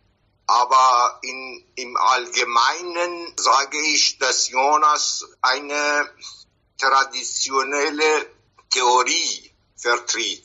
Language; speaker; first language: German; non-native, fluent; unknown